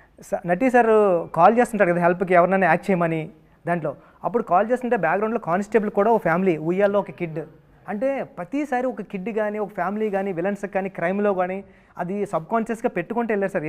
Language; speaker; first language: Telugu; native; Telugu